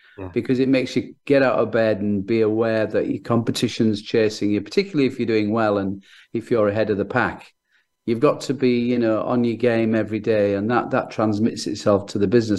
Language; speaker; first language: English; native; English